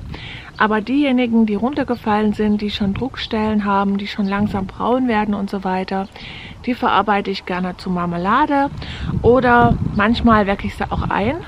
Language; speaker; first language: German; native; German